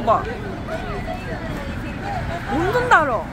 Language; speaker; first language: Korean; non-native, fluent; Japanese